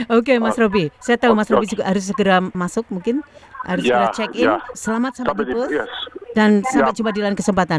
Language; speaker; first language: Indonesian; native; Indonesian